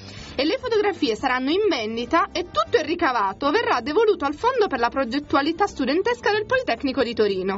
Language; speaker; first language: Italian; native; Italian